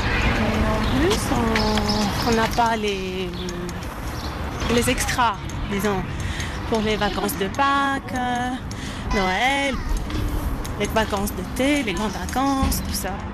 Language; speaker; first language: French; non-native, fluent; Greek